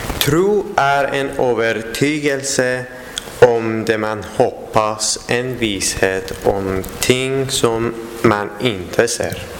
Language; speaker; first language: Swedish; non-native, fluent; Persian